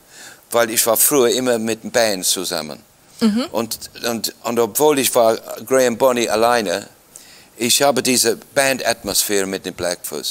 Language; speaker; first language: German; non-native, fluent; English